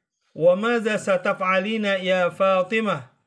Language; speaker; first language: Arabic; non-native, fluent; Indonesian